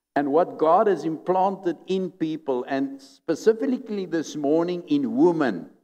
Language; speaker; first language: English; non-native, local second language; Afrikaans